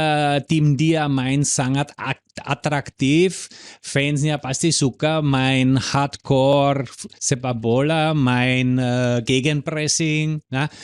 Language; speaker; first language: Indonesian; non-native, fluent; German